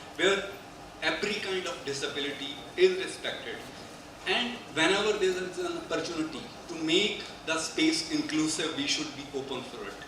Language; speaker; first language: English; non-native, local second language; Punjabi